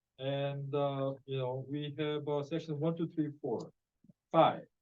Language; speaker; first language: English; non-native, fluent; Korean